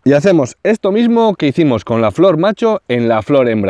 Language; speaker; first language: Spanish; native; Spanish